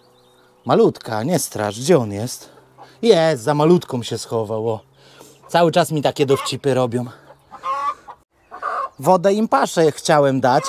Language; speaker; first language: Polish; native; Polish